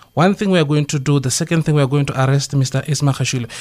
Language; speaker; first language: English; non-native, local second language; Northern Sotho